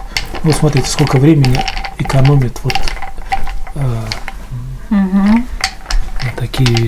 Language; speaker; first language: Russian; native; Russian